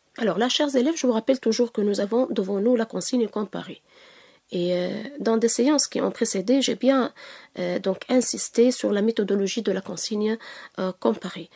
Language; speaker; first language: French; non-native, local second language; Arabic